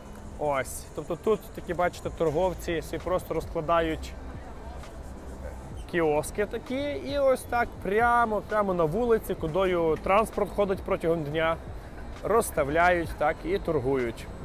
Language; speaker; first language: Ukrainian; native; Ukrainian